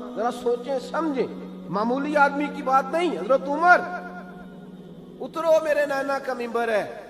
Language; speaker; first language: Urdu; native; Urdu